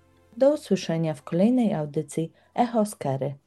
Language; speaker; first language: Polish; native; Polish